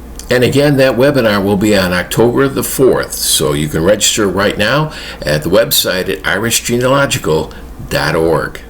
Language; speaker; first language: English; native; English